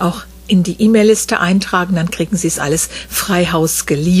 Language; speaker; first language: German; native; German